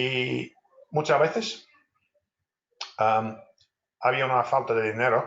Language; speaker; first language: Spanish; non-native, fluent; English